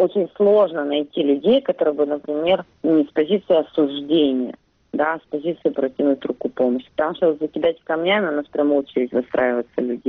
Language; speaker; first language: Russian; native; Russian